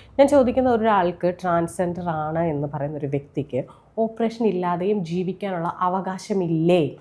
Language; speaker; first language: Malayalam; native; Malayalam